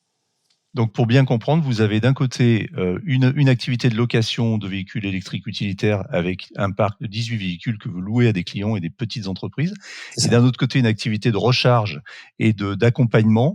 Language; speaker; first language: French; native; French